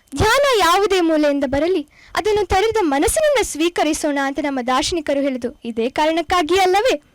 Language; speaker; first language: Kannada; non-native, local second language; Konkani